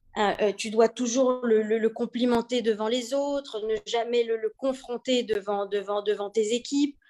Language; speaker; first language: French; native; French